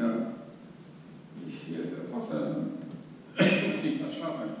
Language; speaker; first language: German; non-native, fluent; Polish